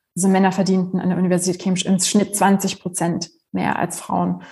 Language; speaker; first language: German; native; German